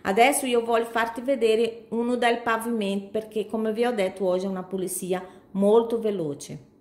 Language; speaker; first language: Italian; non-native, fluent; Portuguese